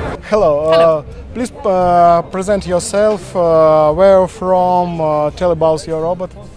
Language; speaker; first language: English; non-native, learner; Russian